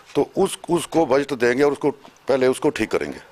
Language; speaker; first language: Hindi; native; Hindi